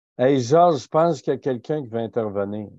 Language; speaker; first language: French; native; French